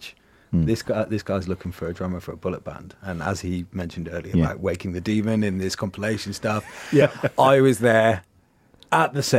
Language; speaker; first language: English; native; English